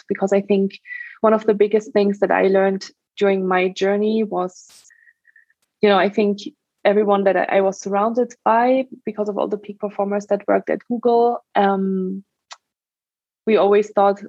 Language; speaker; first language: English; non-native, fluent; German